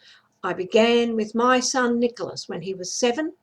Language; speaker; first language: English; native; English